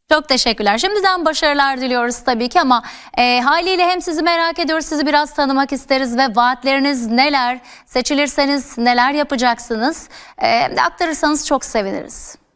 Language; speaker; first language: Turkish; native; Turkish